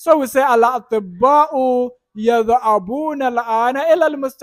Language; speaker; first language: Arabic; non-native, fluent; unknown